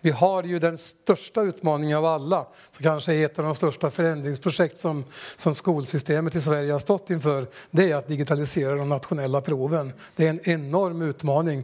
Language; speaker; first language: Swedish; native; Swedish